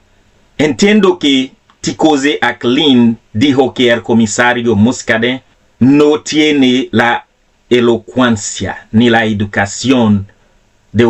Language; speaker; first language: Spanish; non-native, fluent; Haitian Creole